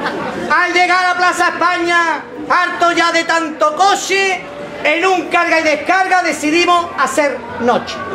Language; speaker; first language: Spanish; native; Spanish